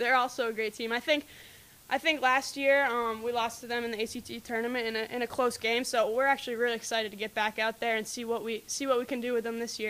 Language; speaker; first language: English; native; English